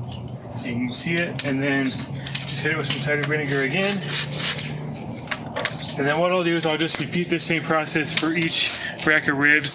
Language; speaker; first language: English; native; English